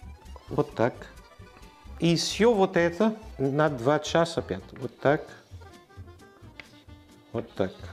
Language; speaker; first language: Russian; non-native, learner; French